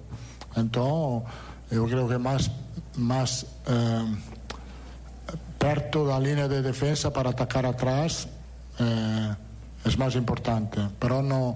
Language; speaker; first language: Portuguese; non-native, learner; Italian